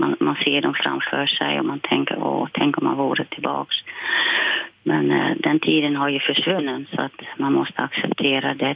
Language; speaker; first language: Swedish; non-native, fluent; Dutch